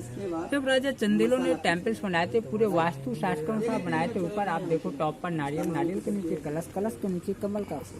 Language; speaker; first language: Hindi; native; Hindi